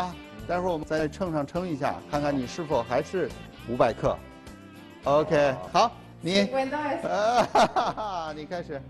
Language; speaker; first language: Chinese; native; Chinese